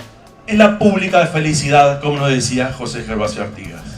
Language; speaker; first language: Spanish; native; Spanish